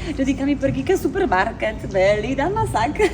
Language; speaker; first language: Indonesian; non-native, learner; Polish